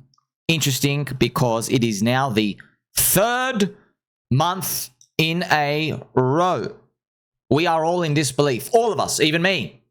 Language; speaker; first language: English; native; English